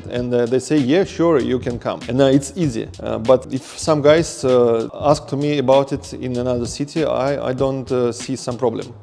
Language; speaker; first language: English; non-native, learner; Russian